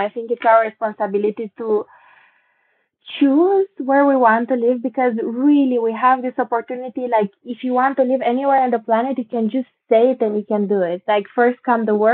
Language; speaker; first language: English; non-native, fluent; Romanian